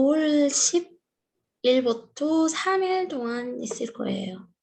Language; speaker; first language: Korean; non-native, learner; Arabic